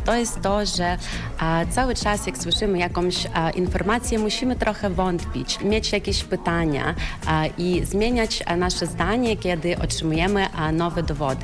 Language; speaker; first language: Polish; non-native, fluent; Ukrainian